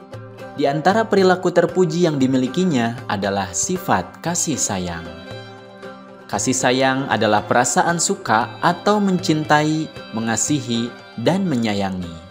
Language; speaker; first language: Indonesian; native; Indonesian